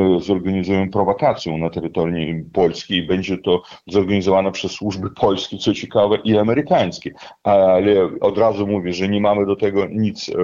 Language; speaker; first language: Polish; non-native, fluent; Russian